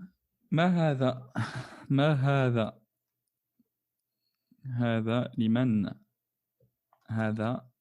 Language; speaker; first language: Arabic; non-native, fluent; French